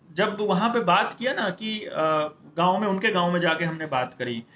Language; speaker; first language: Hindi; native; Hindi